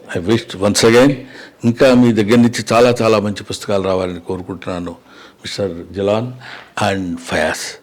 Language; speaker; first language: Telugu; native; Telugu